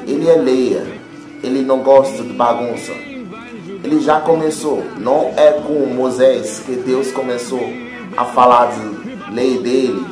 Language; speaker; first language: Portuguese; non-native, learner; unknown